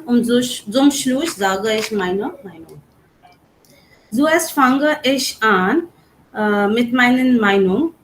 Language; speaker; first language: German; non-native, learner; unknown